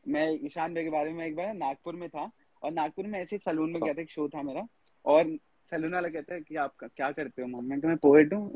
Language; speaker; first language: Hindi; native; Hindi